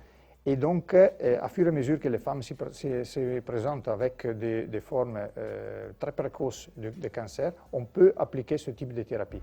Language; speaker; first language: French; non-native, fluent; Italian